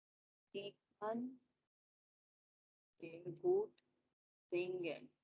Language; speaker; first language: German; non-native, learner; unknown